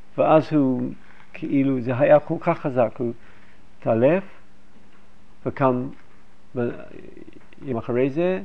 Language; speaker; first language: Hebrew; non-native, fluent; English